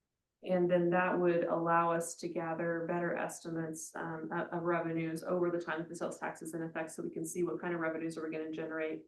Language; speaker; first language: English; native; English